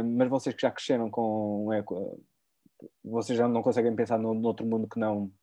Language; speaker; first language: Portuguese; native; Portuguese